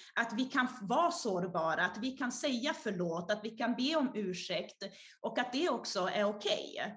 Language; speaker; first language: Swedish; early bilingual, other home language; Portuguese